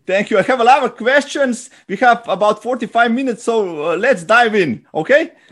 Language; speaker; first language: English; non-native, learner; Slovenian